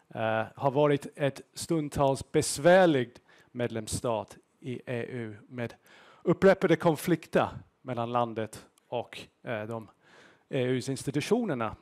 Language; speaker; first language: Swedish; non-native, fluent; English